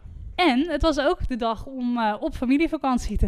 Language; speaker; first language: Dutch; native; Dutch